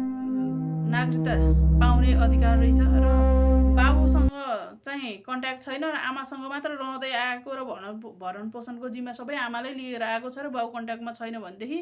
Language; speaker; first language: Nepali; native; Nepali